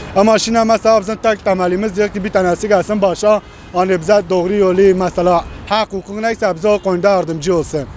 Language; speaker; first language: Turkish; non-native, local second language; Kurdish